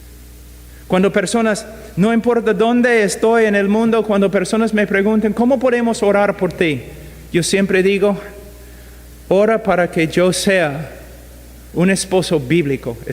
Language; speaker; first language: Spanish; non-native, fluent; English